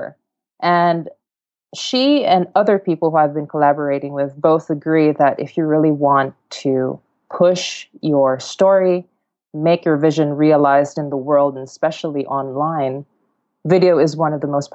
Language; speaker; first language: English; non-native, local second language; Cebuano